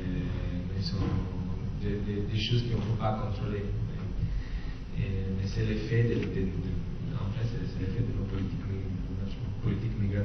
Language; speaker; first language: French; non-native, fluent; Italian